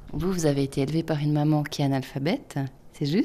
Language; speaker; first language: French; native; French